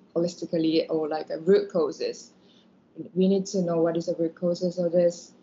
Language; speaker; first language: English; non-native, fluent; Japanese